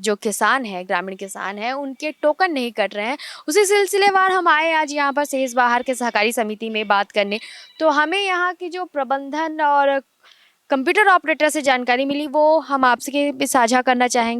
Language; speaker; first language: Hindi; native; Hindi